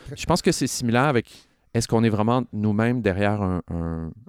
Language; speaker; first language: French; native; French